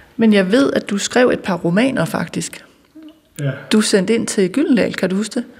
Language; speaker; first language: Danish; native; Danish